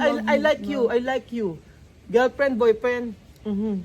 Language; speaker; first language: English; non-native, learner; Filipino